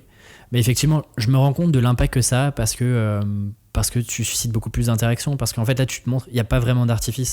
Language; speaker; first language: French; native; French